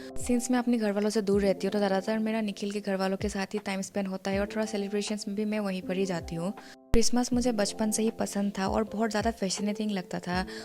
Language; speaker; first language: Hindi; non-native, local second language; Bodo